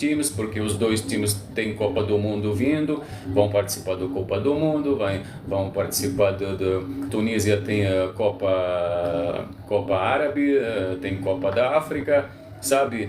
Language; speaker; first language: Portuguese; non-native, local second language; Arabic